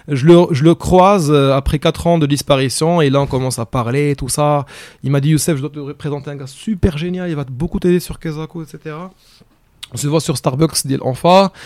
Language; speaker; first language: French; non-native, local second language; Arabic